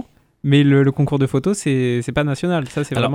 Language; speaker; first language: French; native; French